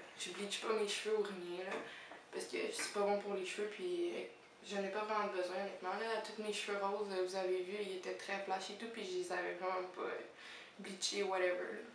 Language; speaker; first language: French; native; French